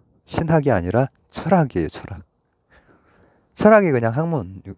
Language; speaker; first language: Korean; native; Korean